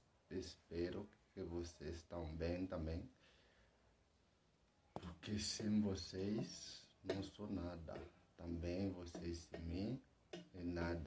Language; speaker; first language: Portuguese; non-native, learner; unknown